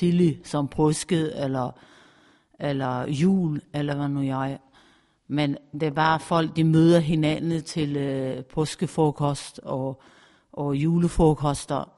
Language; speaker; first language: Danish; non-native, fluent; Persian